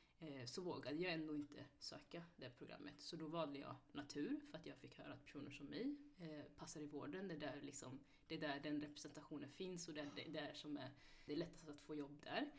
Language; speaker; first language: Swedish; early bilingual, other home language; Somali